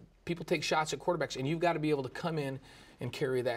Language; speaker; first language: English; native; English